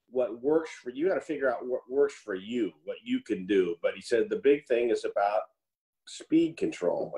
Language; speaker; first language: English; native; English